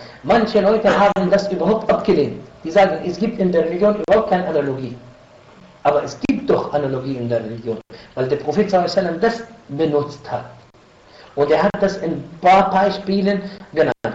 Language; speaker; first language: German; non-native, fluent; Arabic